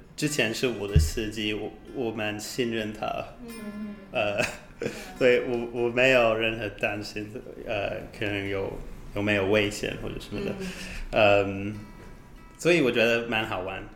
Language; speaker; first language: Chinese; non-native, learner; English